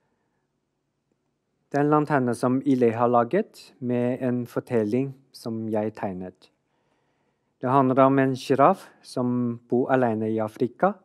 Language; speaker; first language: Norwegian; non-native, fluent; Chinese